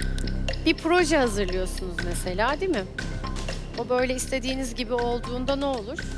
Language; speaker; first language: Turkish; native; Turkish